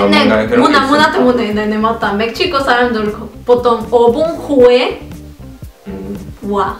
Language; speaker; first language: Korean; non-native, learner; Spanish